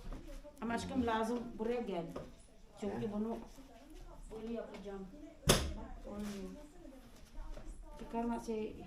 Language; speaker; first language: Turkish; non-native, learner; Filipino